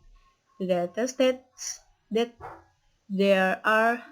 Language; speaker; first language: English; non-native, learner; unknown